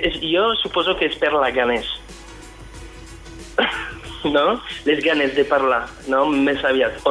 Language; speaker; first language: Catalan; non-native, fluent; French